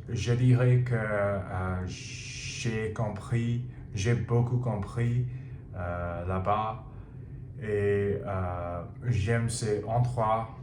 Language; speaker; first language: French; non-native, learner; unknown